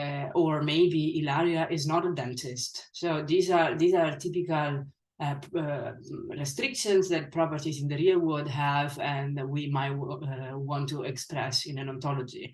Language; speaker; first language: English; non-native, fluent; Italian